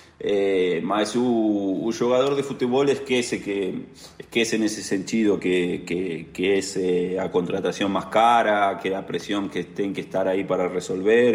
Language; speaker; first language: Portuguese; non-native, learner; Spanish